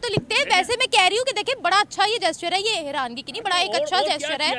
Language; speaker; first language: Hindi; native; Hindi